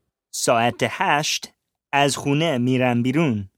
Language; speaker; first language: Persian; non-native, learner; English